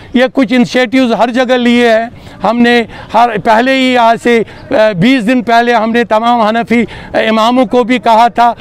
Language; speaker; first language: Hindi; non-native, local second language; Kashmiri